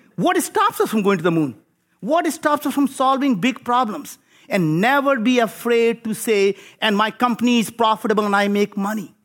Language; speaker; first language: English; non-native, local second language; Hindi